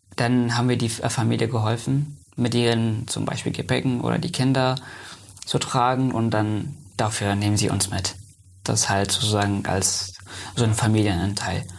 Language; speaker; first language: German; non-native, fluent; Persian